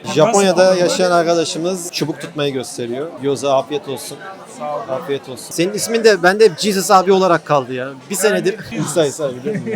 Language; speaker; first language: Turkish; native; Turkish